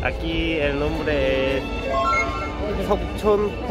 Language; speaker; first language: Spanish; non-native, learner; Korean